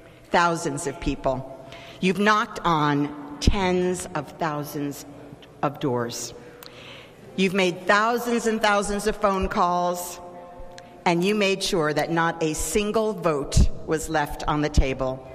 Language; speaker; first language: English; native; English